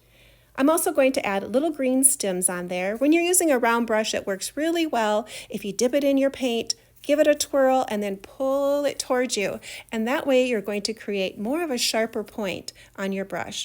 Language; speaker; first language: English; native; English